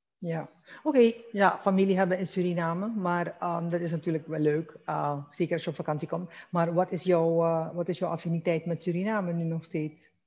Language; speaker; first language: Dutch; native; Dutch